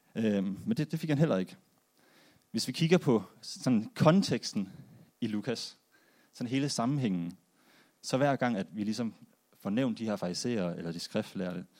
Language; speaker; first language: Danish; native; Danish